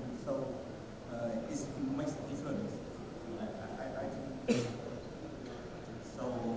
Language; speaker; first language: English; non-native, learner; Vietnamese